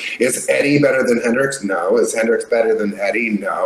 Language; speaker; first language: English; native; English